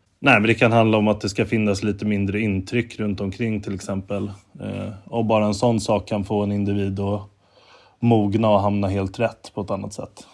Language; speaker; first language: Swedish; native; Swedish